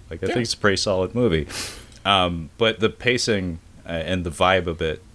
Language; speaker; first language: English; native; English